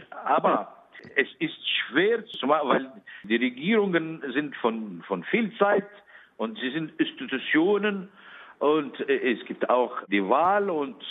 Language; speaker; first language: German; non-native, learner; Arabic